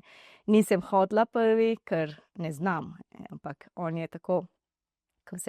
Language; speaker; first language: Slovenian; non-native, learner; Divehi